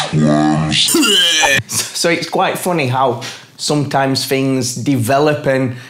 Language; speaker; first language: English; native; English